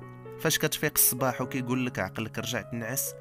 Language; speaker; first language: Arabic; native; Arabic